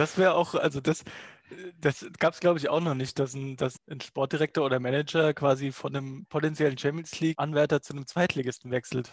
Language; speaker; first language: German; native; German